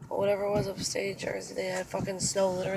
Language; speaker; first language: English; native; English